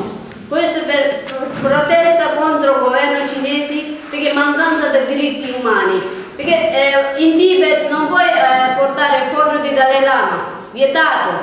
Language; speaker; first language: Italian; non-native, learner; Tibetan